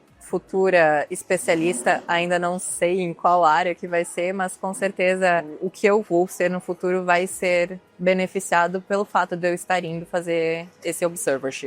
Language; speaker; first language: Portuguese; native; Portuguese